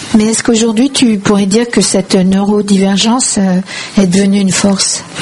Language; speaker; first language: French; native; French